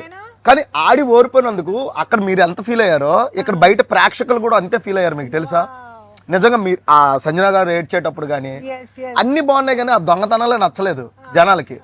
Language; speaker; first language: Telugu; native; Telugu